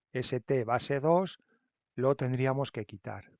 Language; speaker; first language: Spanish; native; Spanish